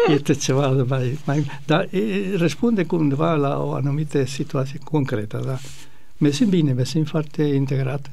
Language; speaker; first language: Romanian; non-native, fluent; Spanish